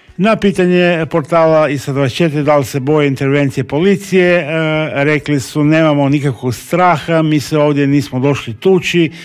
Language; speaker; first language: Croatian; native; Croatian